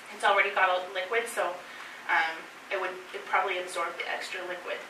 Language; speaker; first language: English; native; English